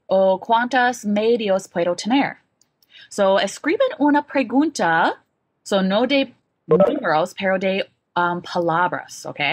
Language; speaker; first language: Spanish; non-native, fluent; English